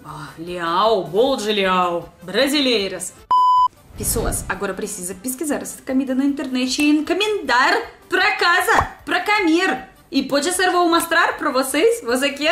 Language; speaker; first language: Portuguese; non-native, learner; Russian